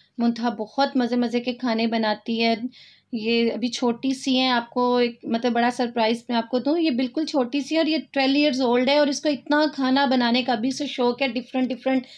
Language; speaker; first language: Urdu; native; Urdu